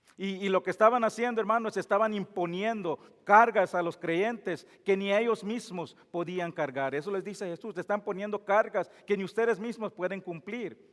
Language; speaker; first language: Spanish; non-native, fluent; English